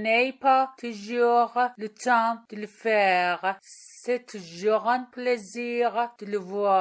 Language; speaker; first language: French; non-native, fluent; Persian